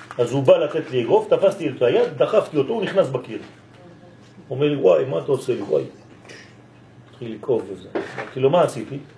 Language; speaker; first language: Hebrew; non-native, fluent; French